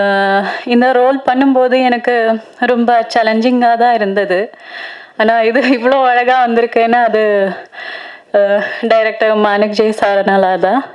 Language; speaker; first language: Tamil; non-native, fluent; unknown